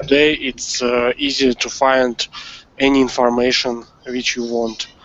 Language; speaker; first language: English; non-native, learner; Russian